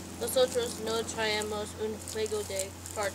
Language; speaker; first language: Spanish; non-native, learner; English